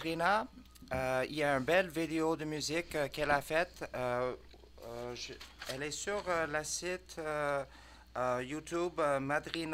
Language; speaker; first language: French; non-native, learner; English